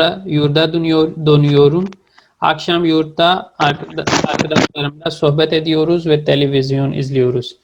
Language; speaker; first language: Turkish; non-native, fluent; Urdu